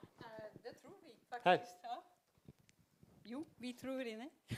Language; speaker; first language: Swedish; non-native, fluent; Dutch